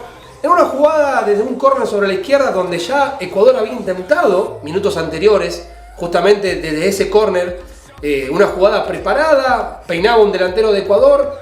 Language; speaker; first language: Spanish; native; Spanish